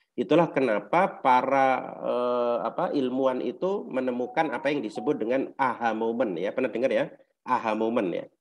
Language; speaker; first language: Indonesian; native; Indonesian